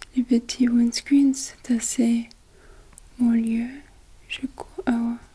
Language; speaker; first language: French; non-native, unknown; English